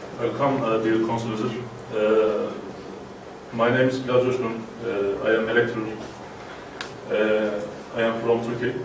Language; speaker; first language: English; non-native, learner; Turkish